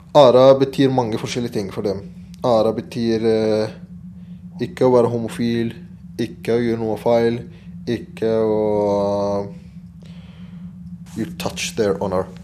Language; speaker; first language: Norwegian; non-native, learner; Arabic